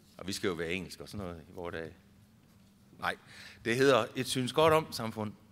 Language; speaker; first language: Danish; native; Danish